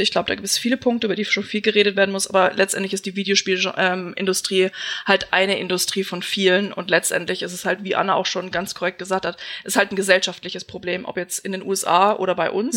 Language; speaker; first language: German; native; German